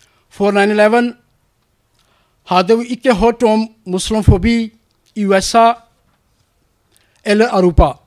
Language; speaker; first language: Norwegian; non-native, learner; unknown